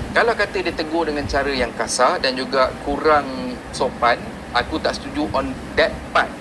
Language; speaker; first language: Malay; native; Malay